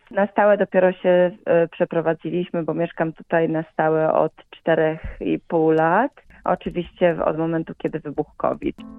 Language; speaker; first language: Polish; native; Polish